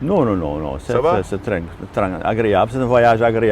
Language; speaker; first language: French; non-native, fluent; Dutch